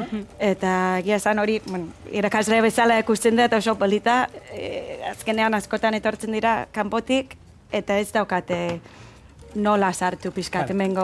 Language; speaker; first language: Basque; non-native, fluent; English